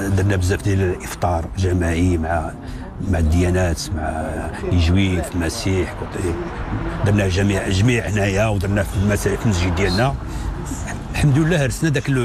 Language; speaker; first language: Arabic; native; Arabic